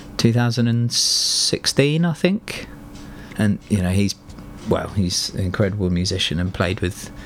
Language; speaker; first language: English; native; English